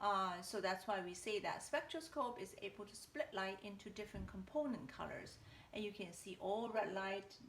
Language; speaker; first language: English; non-native, fluent; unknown